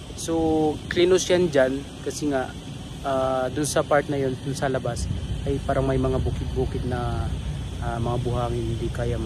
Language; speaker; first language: Filipino; non-native, local second language; Waray